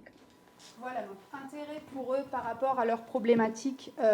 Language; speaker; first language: French; native; French